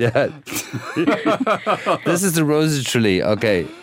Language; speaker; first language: English; native; English